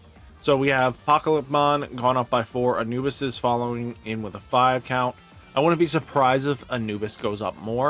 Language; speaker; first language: English; native; English